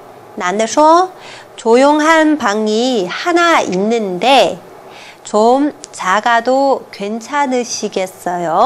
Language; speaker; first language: Korean; non-native, fluent; Chinese